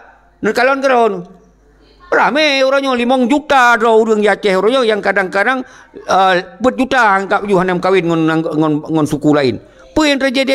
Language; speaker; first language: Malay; non-native, local second language; Achinese